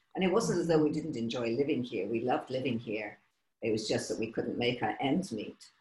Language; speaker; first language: English; native; English